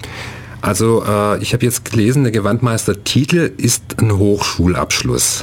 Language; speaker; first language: German; native; German